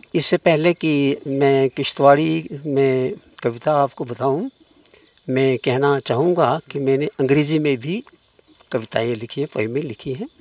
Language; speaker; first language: Hindi; non-native, local second language; Kashmiri